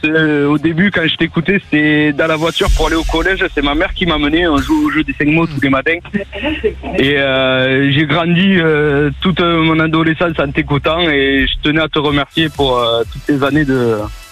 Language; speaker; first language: French; native; French